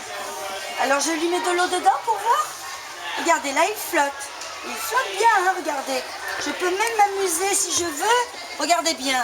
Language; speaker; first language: French; native; French